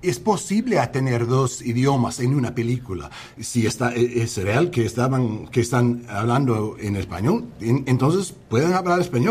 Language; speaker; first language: Spanish; non-native, learner; English